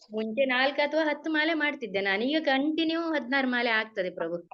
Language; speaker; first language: Kannada; native; Kannada